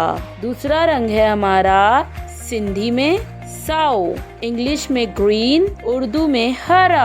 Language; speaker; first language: Hindi; non-native, local second language; Sindhi